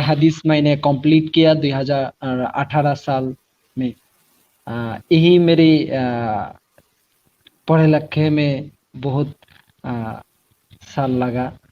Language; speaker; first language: Hindi; non-native, learner; Bangla